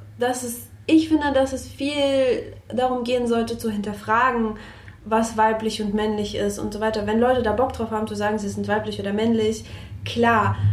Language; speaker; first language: German; early bilingual, other home language; Russian